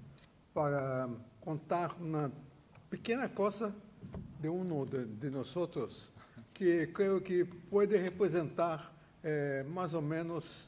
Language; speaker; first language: Spanish; non-native, fluent; Portuguese